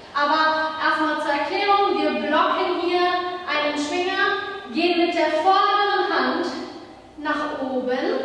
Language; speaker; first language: German; native; German